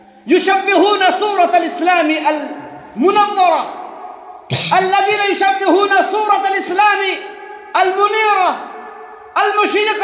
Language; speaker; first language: Arabic; non-native, fluent; Urdu